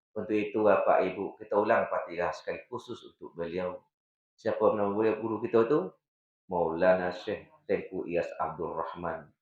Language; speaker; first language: Malay; non-native, local second language; Minangkabau